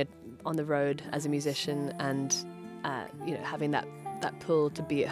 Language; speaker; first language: English; native; English